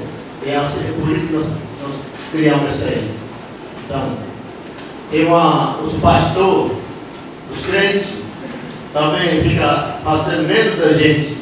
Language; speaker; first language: Portuguese; non-native, local second language; Yanomámi